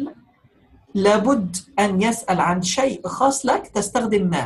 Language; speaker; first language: Arabic; native; Arabic